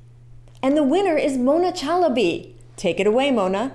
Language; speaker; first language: English; native; English